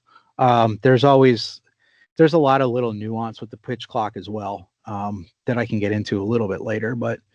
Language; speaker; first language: English; native; English